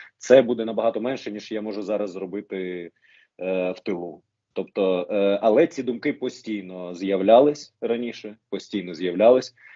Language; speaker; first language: Ukrainian; non-native, local second language; Russian